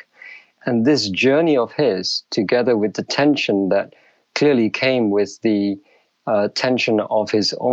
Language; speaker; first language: English; native; English